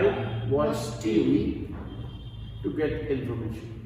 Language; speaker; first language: English; non-native, local second language; Hindi